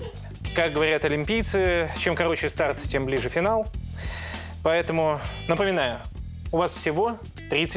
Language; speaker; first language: Russian; native; Russian